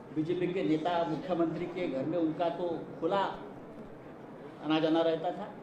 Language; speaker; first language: Hindi; non-native, local second language; Marathi